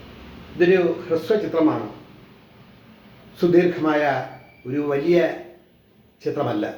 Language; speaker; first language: Malayalam; native; Malayalam